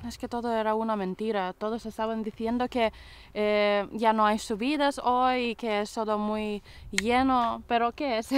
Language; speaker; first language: Spanish; non-native, fluent; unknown